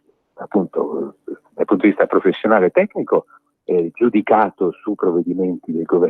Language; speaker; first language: Italian; native; Italian